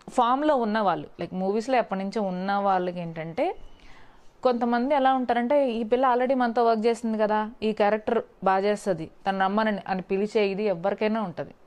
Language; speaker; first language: Telugu; native; Telugu